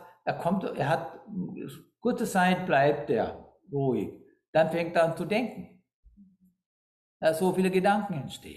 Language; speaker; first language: German; non-native, fluent; Sinhala